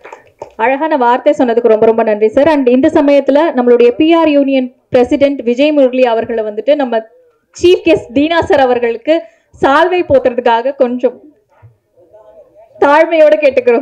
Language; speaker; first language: Tamil; native; Tamil